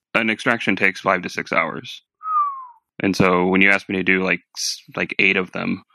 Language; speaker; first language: English; native; English